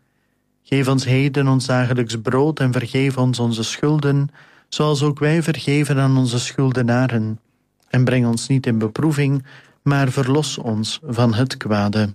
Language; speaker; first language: Dutch; native; Dutch